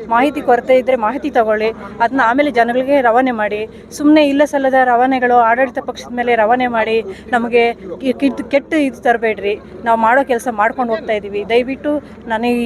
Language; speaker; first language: Kannada; native; Kannada